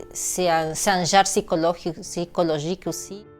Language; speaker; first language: French; non-native, fluent; Spanish